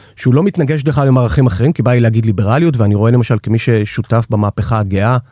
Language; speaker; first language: Hebrew; native; Hebrew